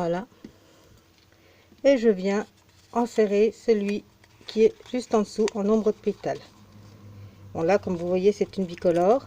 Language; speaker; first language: French; native; French